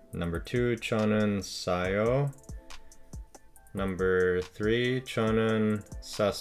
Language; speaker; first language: Korean; non-native, learner; English